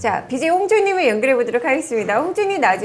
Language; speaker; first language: Korean; native; Korean